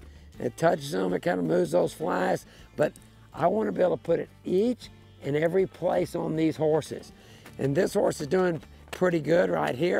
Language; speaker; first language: English; native; English